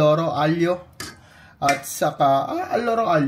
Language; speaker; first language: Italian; early bilingual, other home language; Filipino